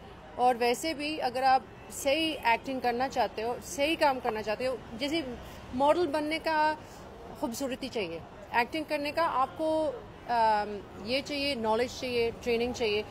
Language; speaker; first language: Hindi; early bilingual, heritage; Hindi